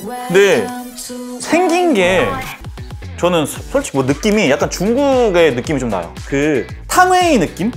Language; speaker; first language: Korean; native; Korean